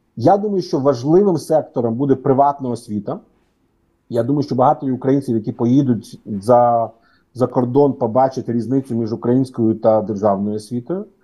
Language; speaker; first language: Ukrainian; non-native, local second language; Russian